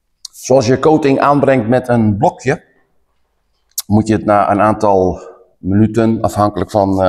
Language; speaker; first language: Dutch; native; Dutch